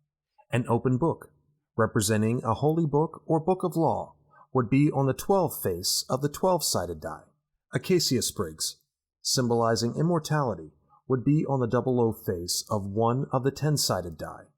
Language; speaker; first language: English; native; English